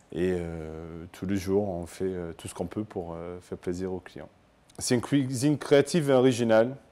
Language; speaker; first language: French; non-native, fluent; English